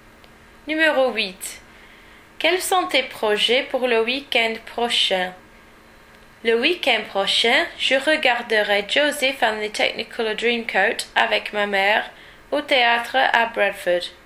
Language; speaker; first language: French; non-native, learner; English